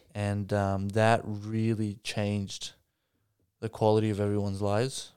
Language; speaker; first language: English; native; English